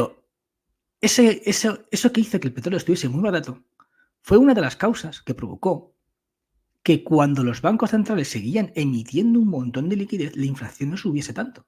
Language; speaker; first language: Spanish; native; Spanish